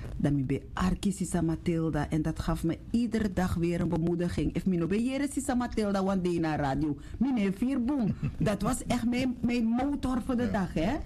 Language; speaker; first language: Dutch; native; Dutch